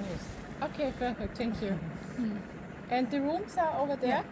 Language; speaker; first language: English; non-native, learner; Korean